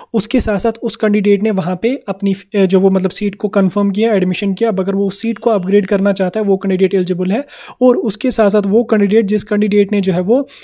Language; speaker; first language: Hindi; non-native, local second language; Kashmiri